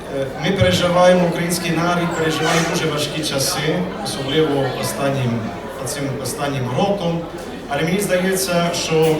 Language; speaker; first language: Ukrainian; early bilingual, heritage; Ukrainian